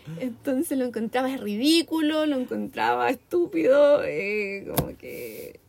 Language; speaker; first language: Spanish; native; Spanish